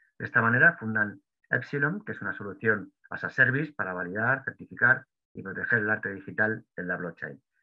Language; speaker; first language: Spanish; native; Spanish